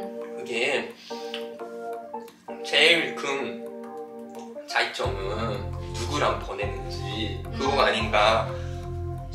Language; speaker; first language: Korean; non-native, fluent; Japanese